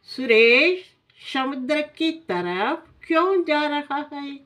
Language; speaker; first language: Hindi; non-native, local second language; Tamil